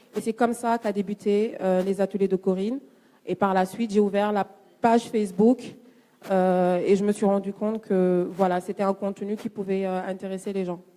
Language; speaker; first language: French; native; French